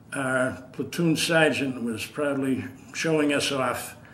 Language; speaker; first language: English; native; English